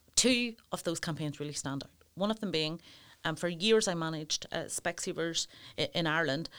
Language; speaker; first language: English; native; English